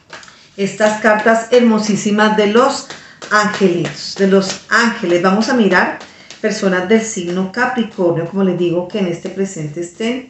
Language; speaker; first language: Spanish; native; Spanish